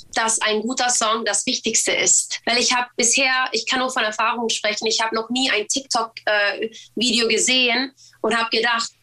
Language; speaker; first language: German; early bilingual, other home language; Swedish